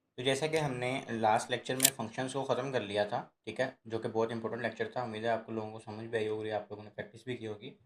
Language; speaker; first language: Urdu; native; Urdu